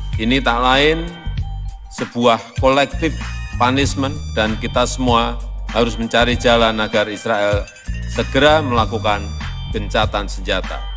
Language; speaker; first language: Indonesian; native; Indonesian